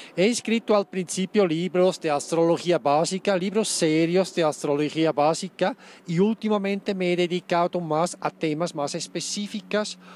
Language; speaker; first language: Spanish; non-native, fluent; German